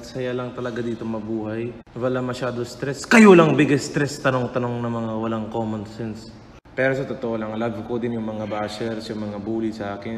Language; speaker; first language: Filipino; non-native, fluent; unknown